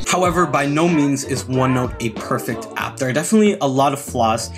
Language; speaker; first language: English; native; English